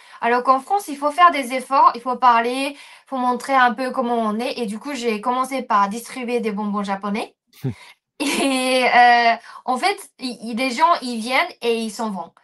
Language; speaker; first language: French; non-native, fluent; Japanese